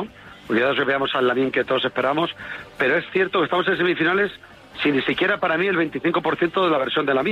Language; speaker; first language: Spanish; native; Spanish